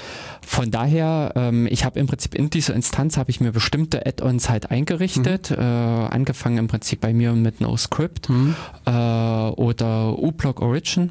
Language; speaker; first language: German; native; German